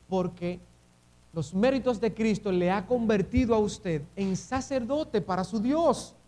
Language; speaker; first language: Spanish; native; Spanish